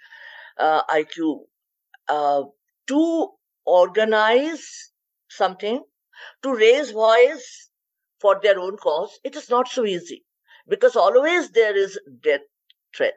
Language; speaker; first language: English; non-native, local second language; Bangla